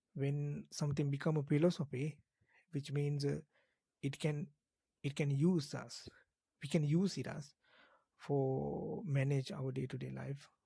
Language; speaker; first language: English; non-native, local second language; Sinhala